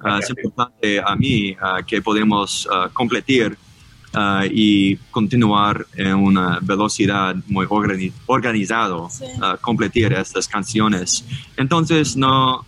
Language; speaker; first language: Spanish; non-native, learner; English